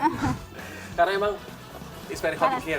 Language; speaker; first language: Indonesian; native; Indonesian